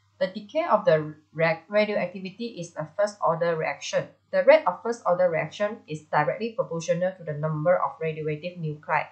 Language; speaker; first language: English; non-native, local second language; Chinese